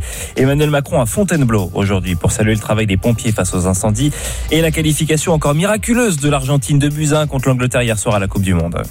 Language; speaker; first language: French; native; French